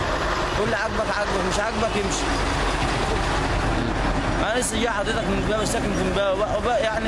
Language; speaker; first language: Arabic; native; Arabic